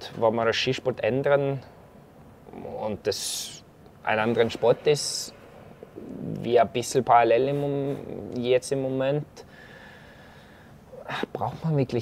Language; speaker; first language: German; non-native, fluent; Norwegian